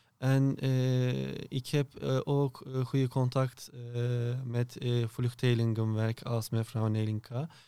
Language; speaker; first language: Dutch; non-native, learner; Turkish